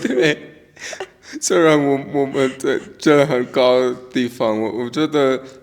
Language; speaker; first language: Chinese; non-native, learner; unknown